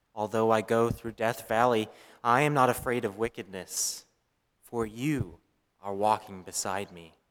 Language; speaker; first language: English; native; English